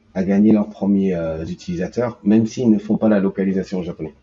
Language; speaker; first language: French; early bilingual, heritage; Japanese